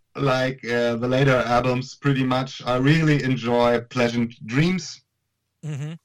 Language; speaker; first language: English; non-native, fluent; German